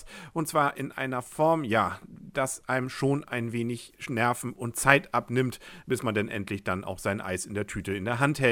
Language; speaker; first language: German; native; German